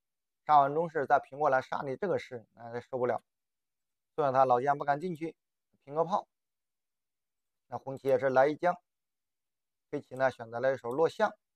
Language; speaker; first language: Chinese; native; Chinese